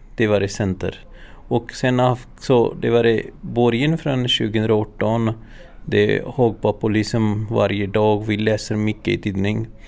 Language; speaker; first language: Swedish; non-native, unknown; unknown